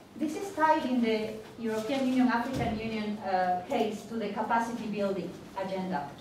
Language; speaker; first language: English; non-native, fluent; Spanish